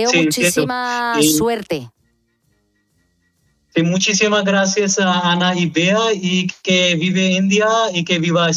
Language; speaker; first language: Spanish; non-native, learner; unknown